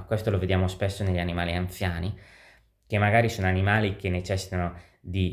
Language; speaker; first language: Italian; native; Italian